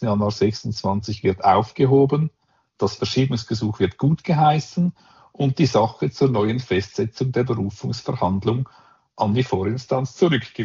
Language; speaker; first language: German; native; German